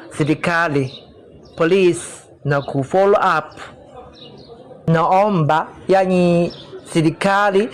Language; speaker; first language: Swahili; non-native, learner; Chinese